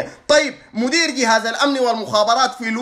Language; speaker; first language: Arabic; native; Arabic